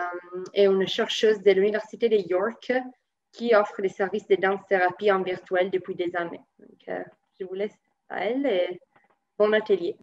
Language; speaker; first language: French; native; French